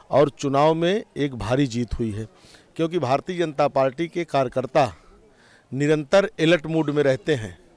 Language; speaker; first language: Hindi; native; Hindi